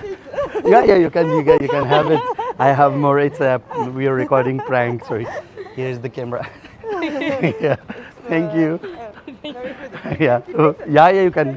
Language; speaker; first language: English; non-native, learner; Persian